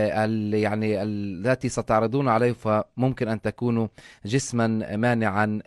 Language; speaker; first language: Arabic; native; Arabic